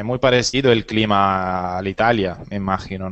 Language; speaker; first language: Spanish; non-native, learner; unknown